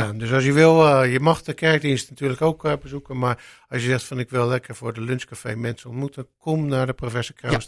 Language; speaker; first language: Dutch; native; Dutch